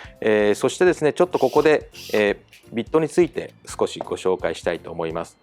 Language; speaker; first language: Japanese; native; Japanese